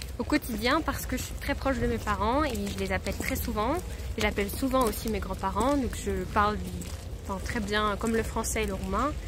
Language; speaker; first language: French; early bilingual, other home language; Romanian